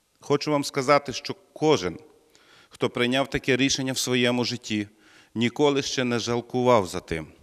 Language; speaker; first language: Ukrainian; native; Ukrainian